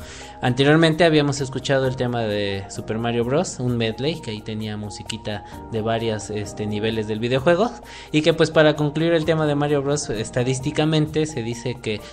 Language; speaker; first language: Spanish; native; Spanish